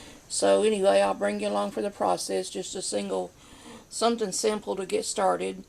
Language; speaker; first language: English; native; English